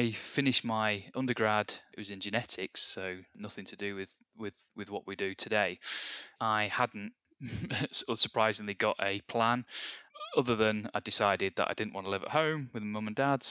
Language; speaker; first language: English; native; English